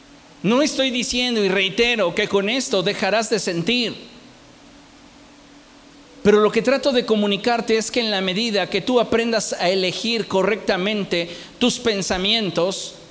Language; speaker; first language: Spanish; native; Spanish